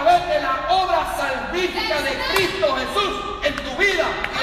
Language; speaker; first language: Spanish; native; Spanish